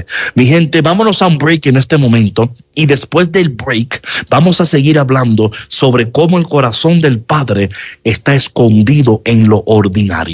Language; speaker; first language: Spanish; native; Spanish